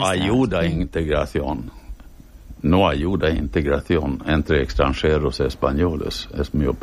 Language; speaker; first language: Spanish; non-native, fluent; Swedish